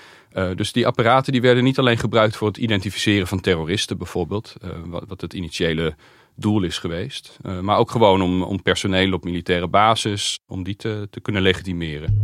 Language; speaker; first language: Dutch; native; Dutch